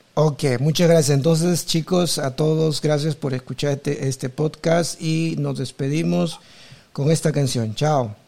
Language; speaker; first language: Spanish; native; Spanish